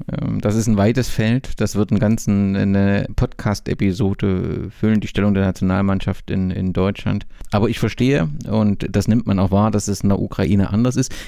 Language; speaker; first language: German; native; German